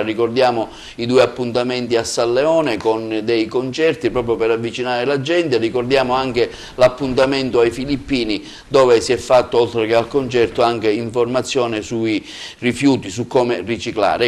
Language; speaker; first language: Italian; native; Italian